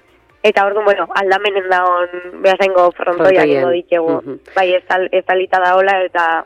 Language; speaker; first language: Basque; native; Basque